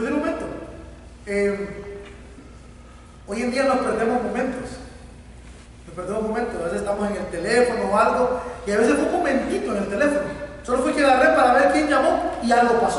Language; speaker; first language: Spanish; native; Spanish